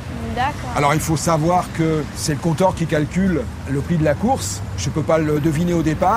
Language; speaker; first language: French; native; French